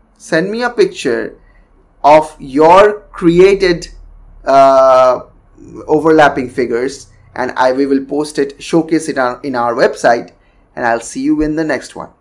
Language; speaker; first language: English; non-native, local second language; Bangla